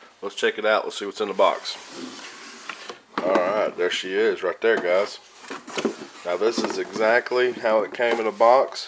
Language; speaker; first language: English; native; English